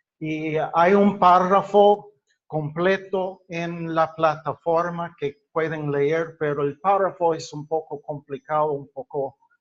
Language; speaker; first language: Spanish; non-native, fluent; English